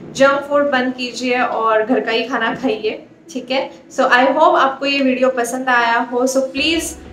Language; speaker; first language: Hindi; non-native, local second language; Marathi